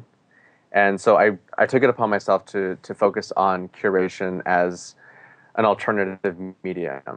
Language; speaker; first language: English; native; English